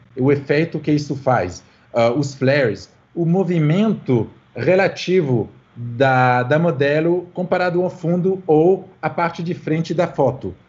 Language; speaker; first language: Portuguese; non-native, fluent; French